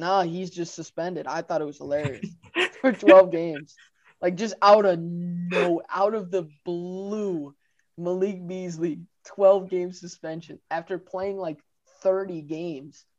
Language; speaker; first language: English; native; English